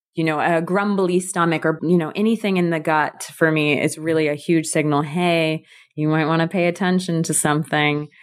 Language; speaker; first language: English; native; English